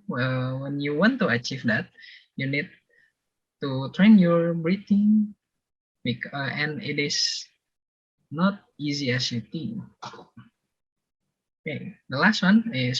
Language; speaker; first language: English; non-native, learner; Indonesian